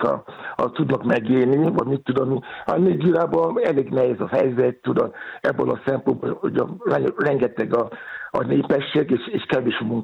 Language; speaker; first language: Hungarian; non-native, learner; Yoruba